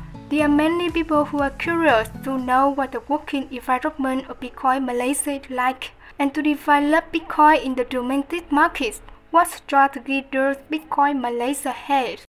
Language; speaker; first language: English; non-native, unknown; Vietnamese